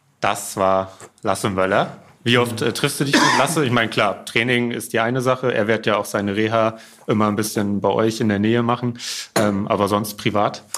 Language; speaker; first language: German; native; German